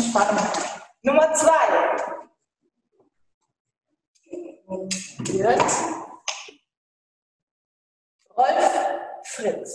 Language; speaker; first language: German; native; German